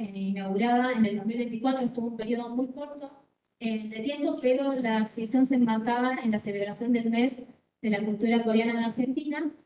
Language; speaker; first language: Spanish; native; Spanish